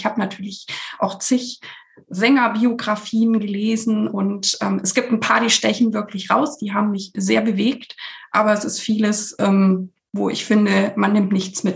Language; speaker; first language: German; native; German